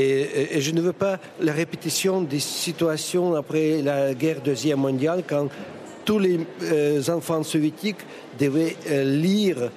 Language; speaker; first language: French; non-native, fluent; Russian